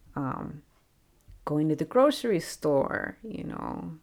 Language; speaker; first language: English; native; English